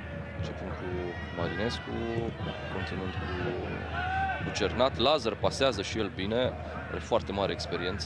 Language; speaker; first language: Romanian; native; Romanian